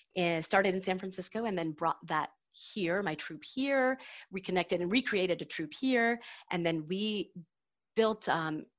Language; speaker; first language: English; native; English